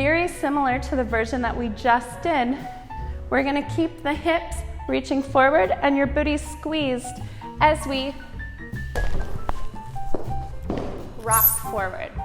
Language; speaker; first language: English; native; English